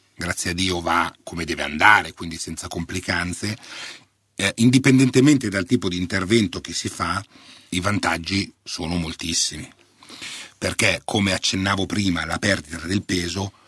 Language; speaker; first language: Italian; native; Italian